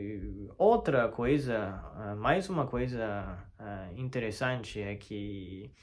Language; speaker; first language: Portuguese; non-native, learner; Chinese